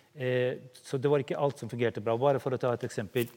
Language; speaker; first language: Norwegian; non-native, fluent; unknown